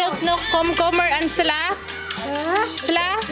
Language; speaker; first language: Dutch; non-native, fluent; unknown